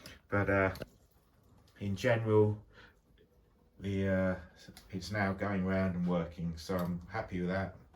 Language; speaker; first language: English; native; English